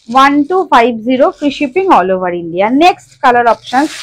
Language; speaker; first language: Hindi; non-native, local second language; Bangla